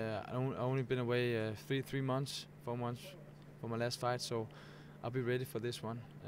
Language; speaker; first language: English; non-native, fluent; Danish